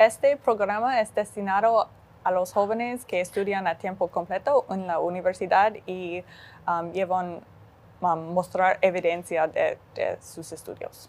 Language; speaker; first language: Spanish; non-native, fluent; English